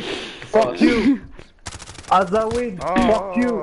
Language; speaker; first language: English; non-native, local second language; Arabic